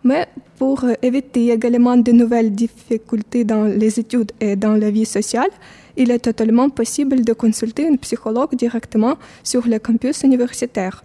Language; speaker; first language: French; non-native, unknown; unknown